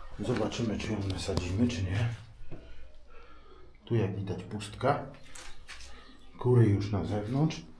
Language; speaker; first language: Polish; native; Polish